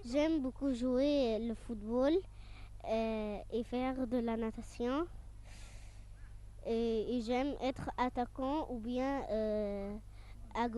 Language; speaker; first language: French; non-native, fluent; Arabic